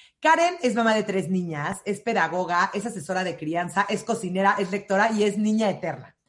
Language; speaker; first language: Spanish; native; Spanish